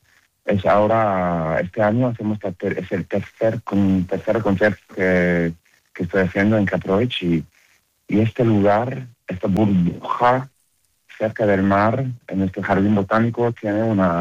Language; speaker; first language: Spanish; non-native, learner; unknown